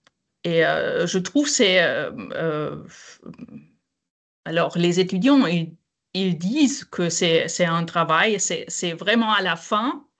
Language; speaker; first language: French; non-native, fluent; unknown